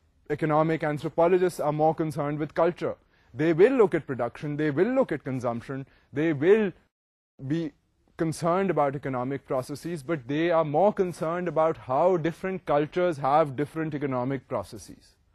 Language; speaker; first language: English; non-native, local second language; Urdu